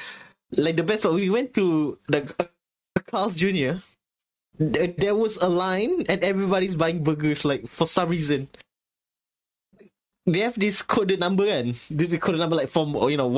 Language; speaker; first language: English; non-native, local second language; Malay